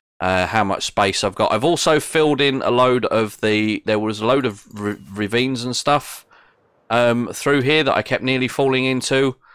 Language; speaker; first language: English; native; English